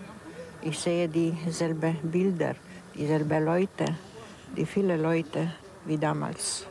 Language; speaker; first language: German; non-native, fluent; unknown